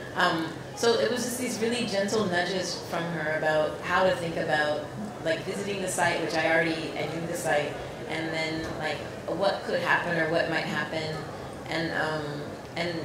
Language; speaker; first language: English; native; English